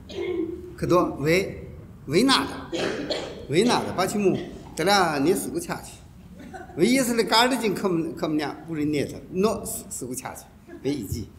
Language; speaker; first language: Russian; non-native, learner; Chinese